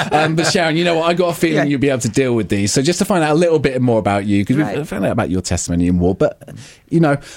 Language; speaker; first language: English; native; English